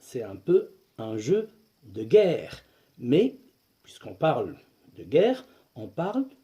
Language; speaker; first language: French; non-native, local second language; Arabic